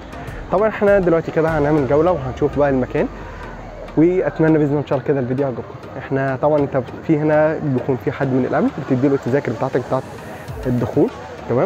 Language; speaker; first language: Arabic; native; Arabic